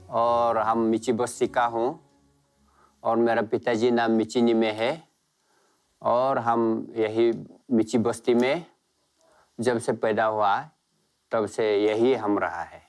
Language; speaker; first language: Hindi; non-native, local second language; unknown